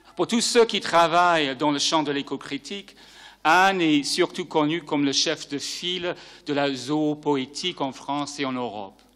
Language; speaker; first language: French; native; French